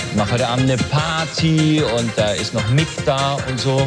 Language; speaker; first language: German; native; German